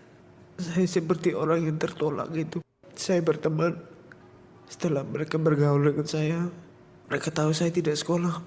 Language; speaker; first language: Indonesian; non-native, local second language; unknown